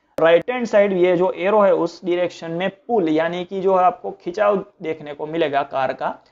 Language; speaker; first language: Hindi; non-native, local second language; Gujarati